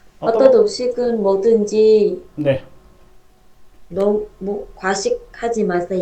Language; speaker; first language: Korean; non-native, learner; Vietnamese